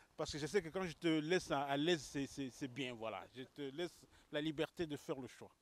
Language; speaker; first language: French; non-native, local second language; Lingala